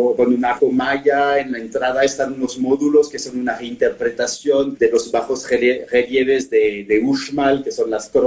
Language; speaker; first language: Spanish; non-native, fluent; French